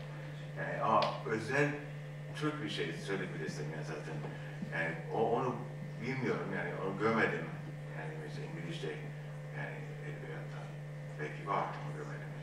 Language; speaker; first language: Turkish; non-native, learner; English